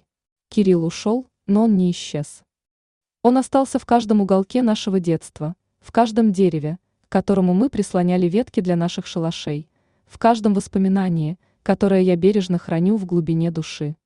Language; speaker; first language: Russian; native; Russian